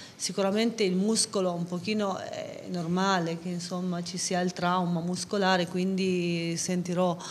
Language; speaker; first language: Italian; native; Italian